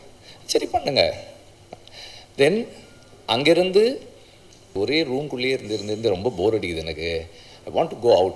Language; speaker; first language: Tamil; native; Tamil